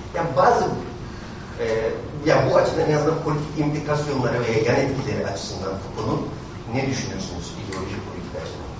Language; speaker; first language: Turkish; native; Turkish